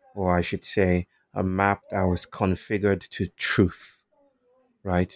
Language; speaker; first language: English; non-native, local second language; Yoruba